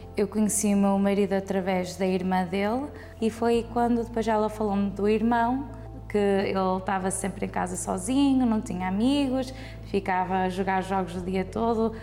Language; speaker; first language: Portuguese; early bilingual, heritage; Portuguese